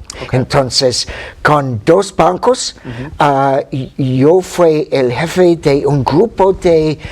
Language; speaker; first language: Spanish; non-native, fluent; English